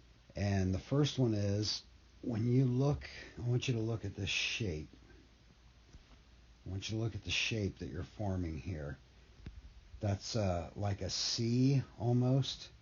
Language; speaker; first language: English; native; English